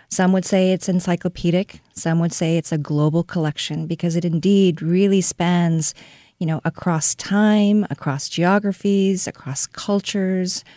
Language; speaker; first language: English; non-native, fluent; Korean